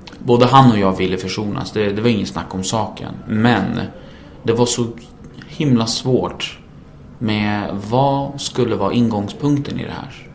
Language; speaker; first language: Swedish; early bilingual, other home language; Kurdish